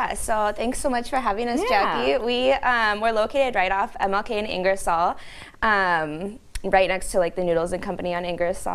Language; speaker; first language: English; native; English